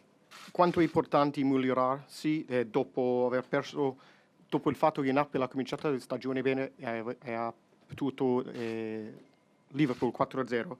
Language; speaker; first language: Italian; non-native, fluent; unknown